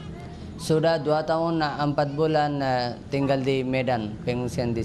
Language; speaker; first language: Indonesian; non-native, learner; Rohingya